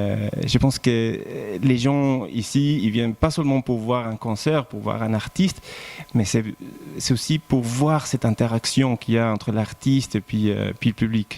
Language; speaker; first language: French; non-native, fluent; Spanish